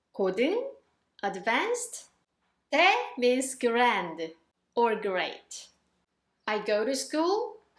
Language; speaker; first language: English; non-native, fluent; Korean